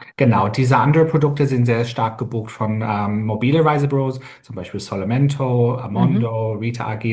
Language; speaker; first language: German; non-native, fluent; English